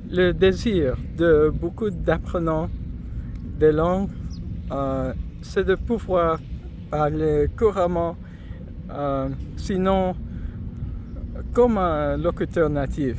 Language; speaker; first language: French; non-native, fluent; English